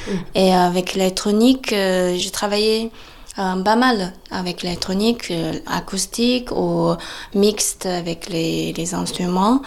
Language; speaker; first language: French; non-native, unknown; Chinese